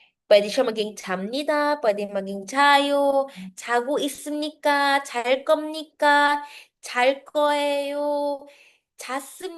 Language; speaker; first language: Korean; non-native, fluent; Filipino